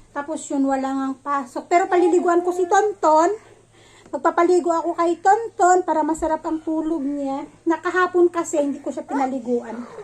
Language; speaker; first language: Filipino; native; Filipino